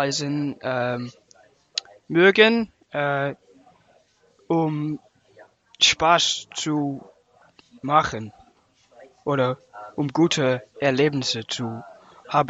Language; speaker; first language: German; non-native, learner; English